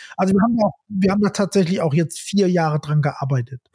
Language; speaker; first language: German; native; German